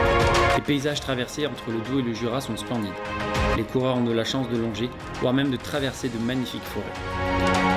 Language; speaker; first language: French; native; French